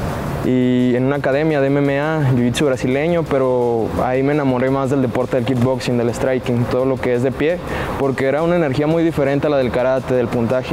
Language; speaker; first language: Spanish; native; Spanish